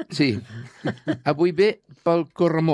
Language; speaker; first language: Catalan; native; Catalan